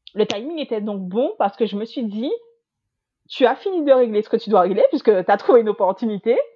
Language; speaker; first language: French; native; French